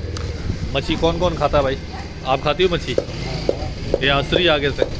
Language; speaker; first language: Urdu; native; Urdu